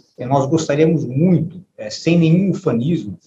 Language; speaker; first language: Portuguese; native; Portuguese